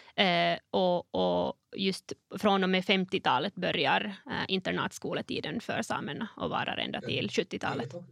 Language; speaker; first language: Swedish; native; Swedish